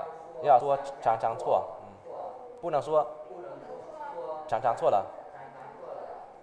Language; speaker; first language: Chinese; non-native, fluent; Vietnamese